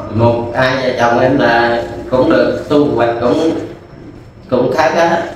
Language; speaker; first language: Vietnamese; non-native, local second language; Khmer